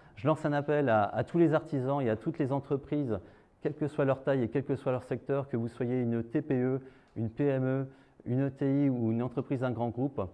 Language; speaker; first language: French; native; French